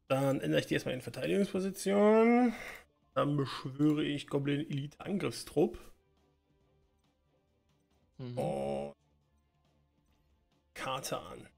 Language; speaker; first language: German; native; German